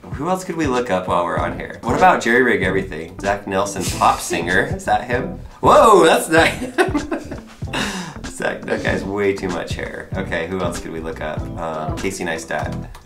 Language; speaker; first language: English; native; English